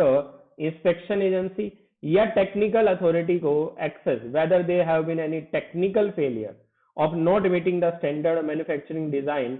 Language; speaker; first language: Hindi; native; Hindi